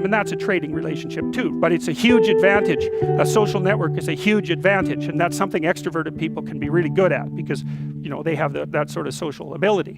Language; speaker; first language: English; native; English